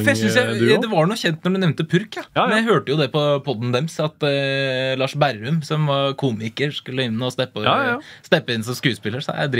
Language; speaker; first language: Norwegian; native; Norwegian